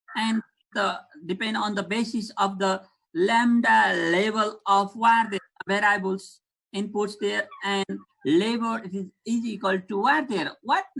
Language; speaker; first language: English; non-native, local second language; Nepali